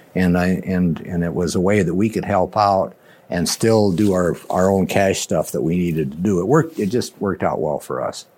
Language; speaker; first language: English; native; English